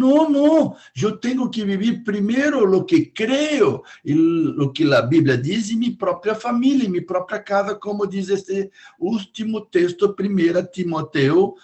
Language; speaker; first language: Spanish; non-native, fluent; Portuguese